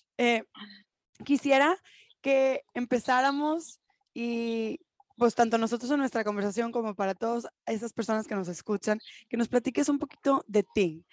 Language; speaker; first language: Spanish; native; Spanish